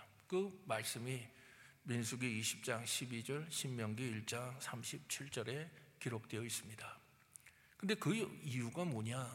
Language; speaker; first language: Korean; native; Korean